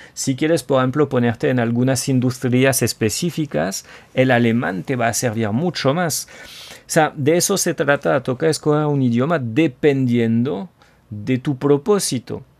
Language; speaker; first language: Spanish; non-native, fluent; French